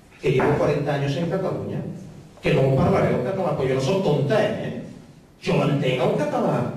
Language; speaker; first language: Catalan; native; Catalan